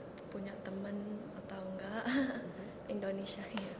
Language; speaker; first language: Indonesian; early bilingual, heritage; Indonesian